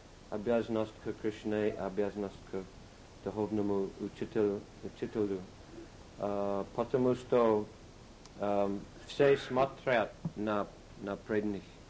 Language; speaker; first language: Russian; non-native, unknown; English